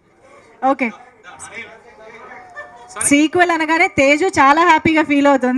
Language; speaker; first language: Telugu; native; Telugu